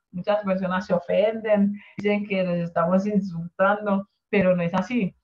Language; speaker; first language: Spanish; non-native, local second language; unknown